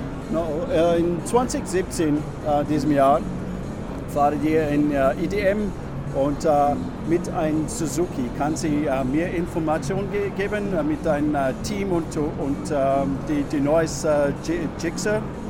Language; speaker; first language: German; non-native, learner; English